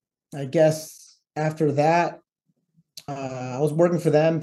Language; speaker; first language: English; native; English